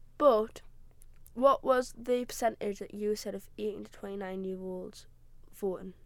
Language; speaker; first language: English; native; English